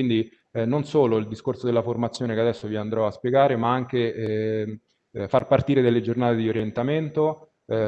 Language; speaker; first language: Italian; native; Italian